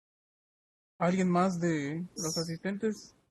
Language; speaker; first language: Spanish; native; Spanish